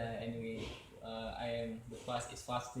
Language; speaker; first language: English; non-native, learner; Indonesian